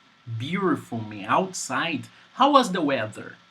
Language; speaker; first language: English; non-native, fluent; Portuguese